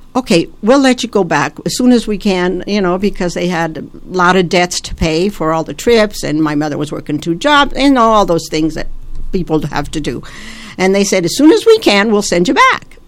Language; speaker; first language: English; early bilingual, other home language; Italian